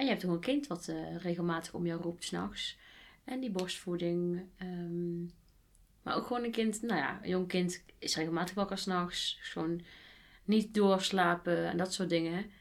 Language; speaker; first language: Dutch; native; Dutch